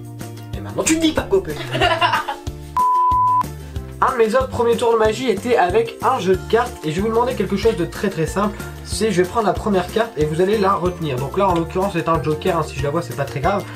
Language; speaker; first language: French; native; French